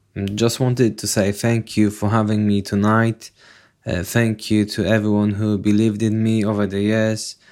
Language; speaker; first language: English; non-native, fluent; Polish